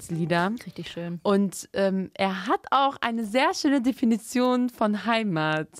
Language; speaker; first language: German; early bilingual, other home language; Turkish